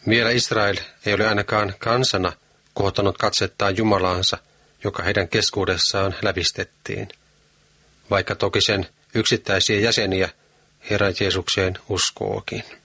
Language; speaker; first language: Finnish; native; Finnish